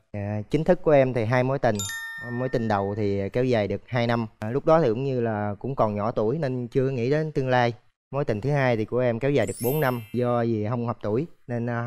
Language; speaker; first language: Vietnamese; native; Vietnamese